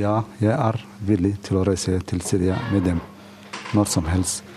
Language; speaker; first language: Norwegian; non-native, fluent; Somali